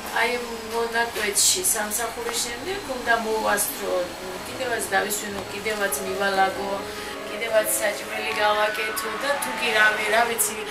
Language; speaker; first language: Georgian; native; Georgian